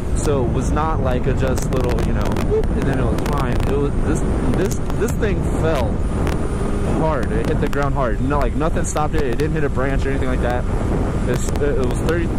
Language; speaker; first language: English; native; English